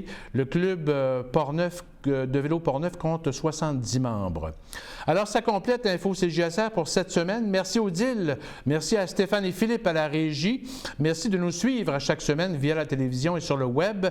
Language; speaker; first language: French; native; French